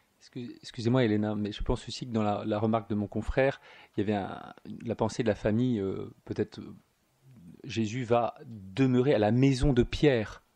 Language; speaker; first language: French; native; French